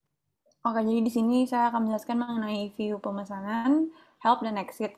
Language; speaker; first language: Indonesian; native; Indonesian